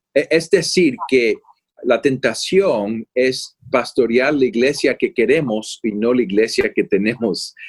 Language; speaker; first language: Spanish; early bilingual, heritage; Spanish